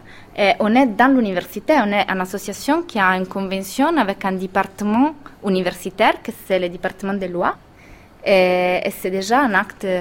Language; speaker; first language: French; non-native, fluent; Italian